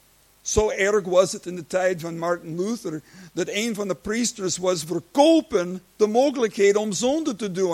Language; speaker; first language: Dutch; non-native, learner; English